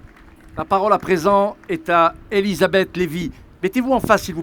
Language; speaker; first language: French; native; French